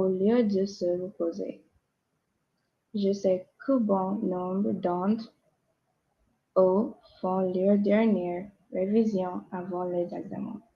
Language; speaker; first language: French; non-native, learner; English